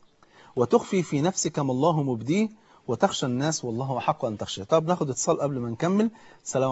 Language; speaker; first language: Arabic; native; Arabic